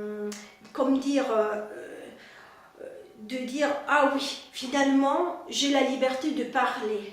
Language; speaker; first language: French; non-native, fluent; Spanish